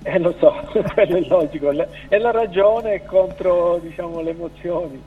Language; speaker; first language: Italian; early bilingual, heritage; Italian